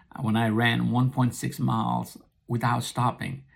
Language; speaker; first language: English; non-native, local second language; Nepali